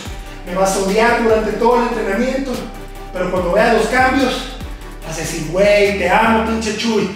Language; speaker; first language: Spanish; native; Spanish